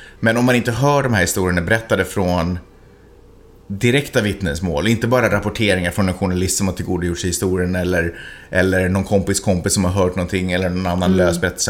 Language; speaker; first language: Swedish; native; Swedish